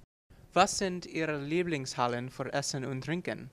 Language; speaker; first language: German; non-native, learner; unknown